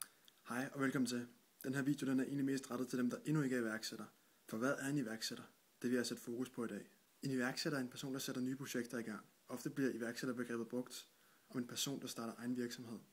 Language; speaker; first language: Danish; native; Danish